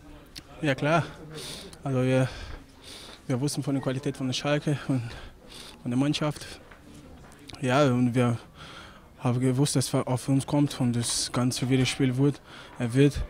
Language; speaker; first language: German; non-native, learner; Portuguese